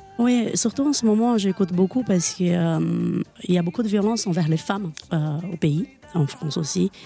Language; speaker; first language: French; non-native, fluent; Portuguese